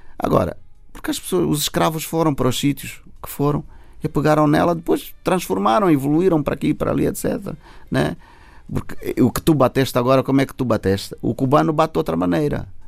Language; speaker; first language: Portuguese; native; Portuguese